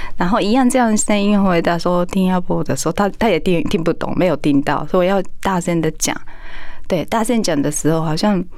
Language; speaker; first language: Chinese; non-native, fluent; Japanese